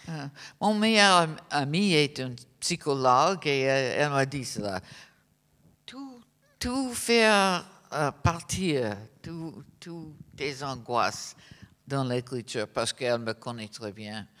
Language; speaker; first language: French; non-native, fluent; English